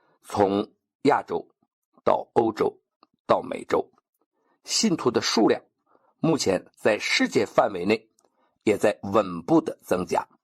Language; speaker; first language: Chinese; native; Chinese